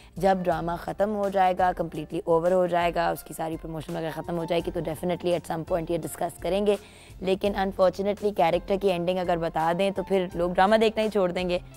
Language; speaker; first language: Urdu; native; Urdu